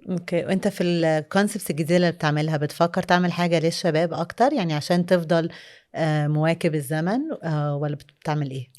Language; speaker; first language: Egyptian Arabic; native; Egyptian Arabic